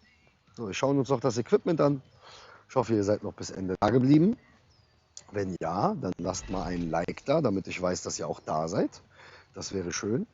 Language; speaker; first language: German; native; German